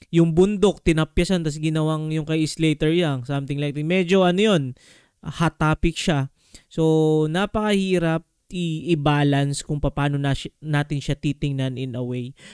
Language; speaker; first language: Filipino; native; Filipino